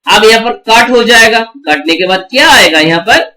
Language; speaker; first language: Hindi; non-native, local second language; Bangla